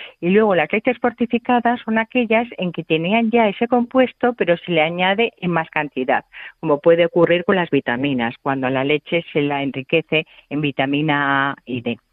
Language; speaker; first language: Spanish; native; Spanish